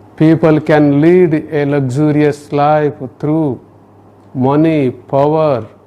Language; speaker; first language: English; non-native, local second language; Kannada